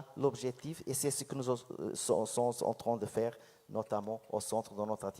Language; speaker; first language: French; non-native, fluent; Portuguese